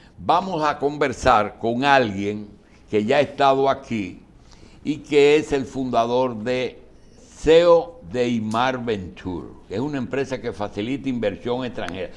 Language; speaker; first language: Spanish; native; Spanish